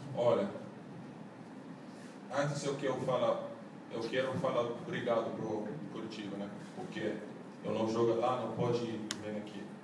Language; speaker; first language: Portuguese; non-native, learner; English